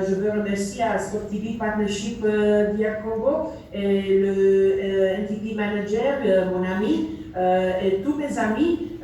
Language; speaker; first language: French; non-native, learner; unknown